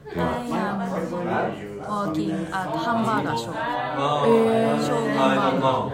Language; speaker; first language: English; non-native, learner; Japanese